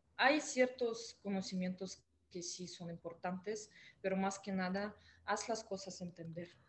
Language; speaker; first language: Spanish; non-native, fluent; Russian